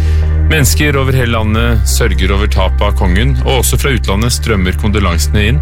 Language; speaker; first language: Norwegian; native; Norwegian